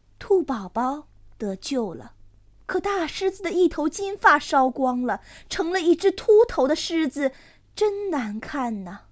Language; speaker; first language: Chinese; native; Chinese